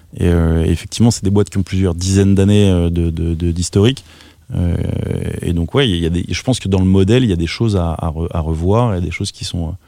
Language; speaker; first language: French; native; French